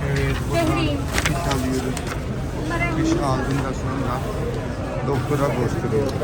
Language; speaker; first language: Turkish; non-native, learner; Urdu